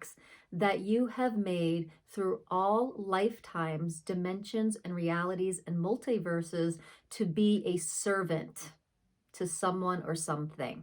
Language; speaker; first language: English; native; English